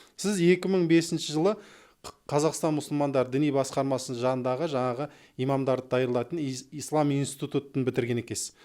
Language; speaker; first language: Kazakh; native; Kazakh